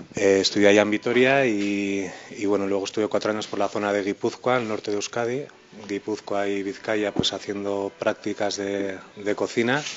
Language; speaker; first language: Spanish; native; Spanish